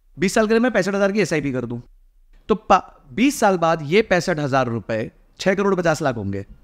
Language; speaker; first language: Hindi; native; Hindi